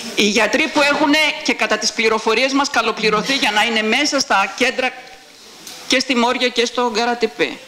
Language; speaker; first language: Greek; native; Greek